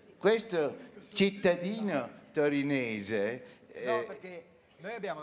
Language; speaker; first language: Italian; native; Italian